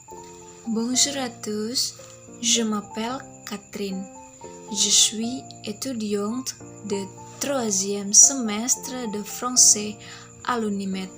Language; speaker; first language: French; non-native, learner; Indonesian